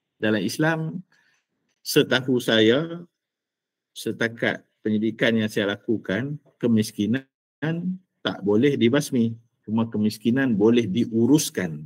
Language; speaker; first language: Malay; native; Malay